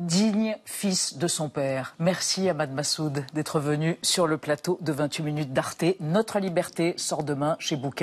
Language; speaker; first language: French; native; French